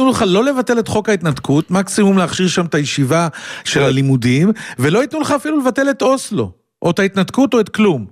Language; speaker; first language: Hebrew; native; Hebrew